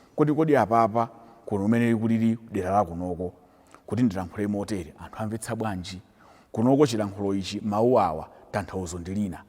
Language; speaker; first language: Nyanja; native; Nyanja